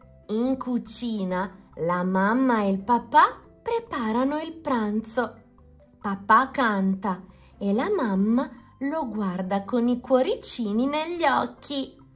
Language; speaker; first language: Italian; native; Italian